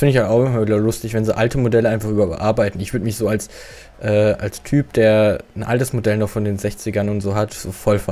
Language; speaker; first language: German; native; German